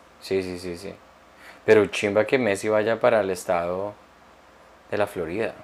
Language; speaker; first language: Spanish; early bilingual, heritage; Spanish